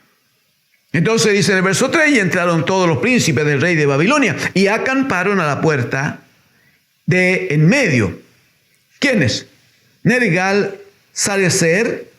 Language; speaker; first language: Spanish; native; Spanish